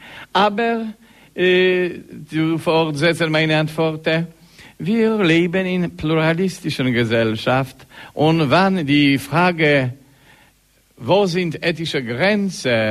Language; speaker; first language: German; non-native, learner; Polish